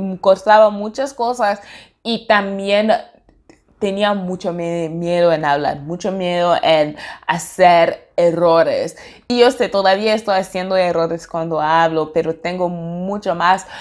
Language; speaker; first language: Spanish; non-native, fluent; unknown